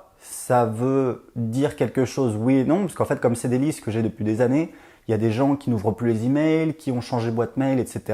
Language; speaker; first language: French; native; French